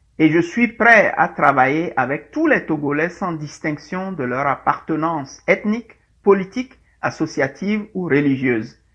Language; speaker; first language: French; non-native, local second language; Ewe